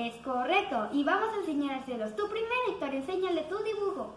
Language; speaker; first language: Spanish; native; Spanish